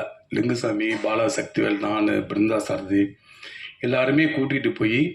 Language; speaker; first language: Tamil; native; Tamil